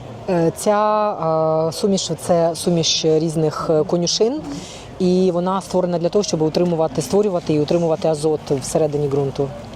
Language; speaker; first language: Ukrainian; native; Ukrainian